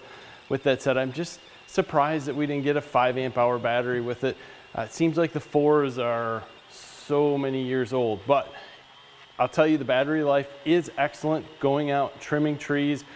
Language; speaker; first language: English; native; English